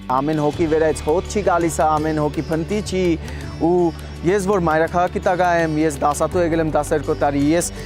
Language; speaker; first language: Armenian; non-native, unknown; Bangla